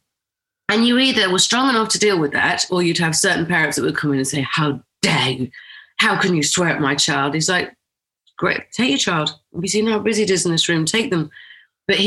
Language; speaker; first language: English; native; English